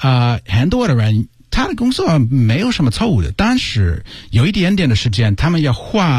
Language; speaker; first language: Chinese; non-native, learner; English